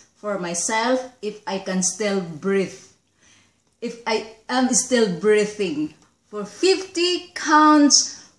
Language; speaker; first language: English; non-native, local second language; Cebuano